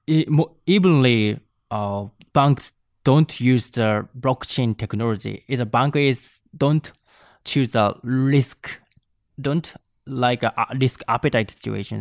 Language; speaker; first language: English; non-native, learner; Japanese